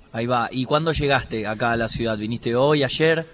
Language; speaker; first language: Spanish; native; Spanish